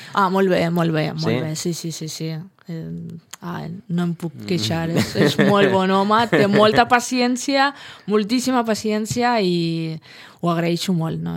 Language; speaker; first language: Catalan; non-native, fluent; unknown